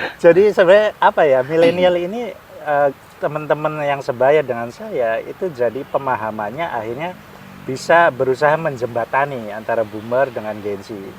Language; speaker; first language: Indonesian; non-native, local second language; Javanese